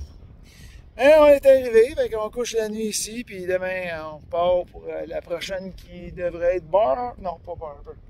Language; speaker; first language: French; native; French